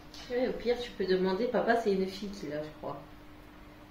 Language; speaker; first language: French; native; French